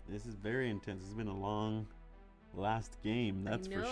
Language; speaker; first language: English; native; English